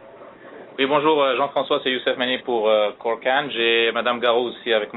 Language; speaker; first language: French; native; French